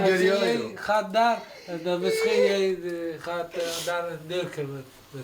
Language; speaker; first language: Dutch; non-native, learner; Persian